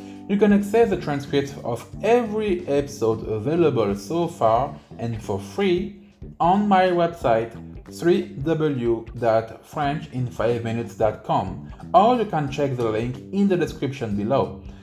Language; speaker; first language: English; non-native, fluent; French